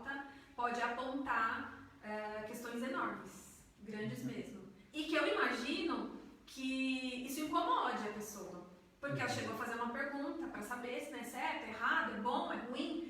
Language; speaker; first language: Portuguese; native; Portuguese